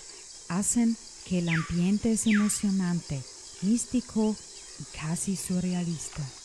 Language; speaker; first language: Spanish; non-native, fluent; German